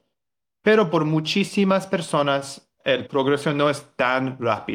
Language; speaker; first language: Spanish; non-native, learner; English